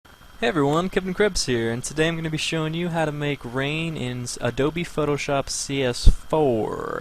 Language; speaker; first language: English; native; English